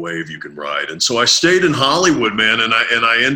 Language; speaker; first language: English; native; English